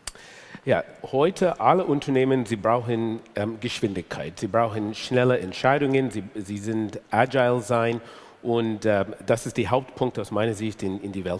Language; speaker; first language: German; non-native, fluent; English